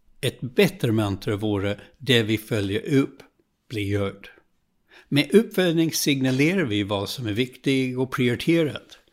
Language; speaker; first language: Swedish; non-native, fluent; English